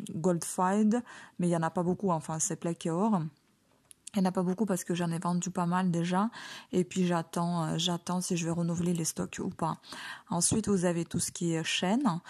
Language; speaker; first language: French; non-native, fluent; Ukrainian